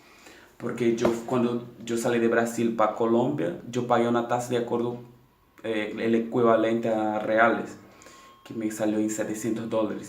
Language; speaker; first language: Spanish; non-native, local second language; Portuguese